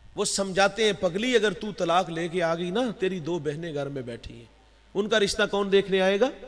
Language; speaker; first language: Urdu; non-native, local second language; Punjabi